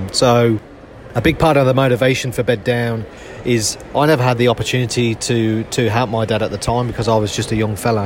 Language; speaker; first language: English; native; English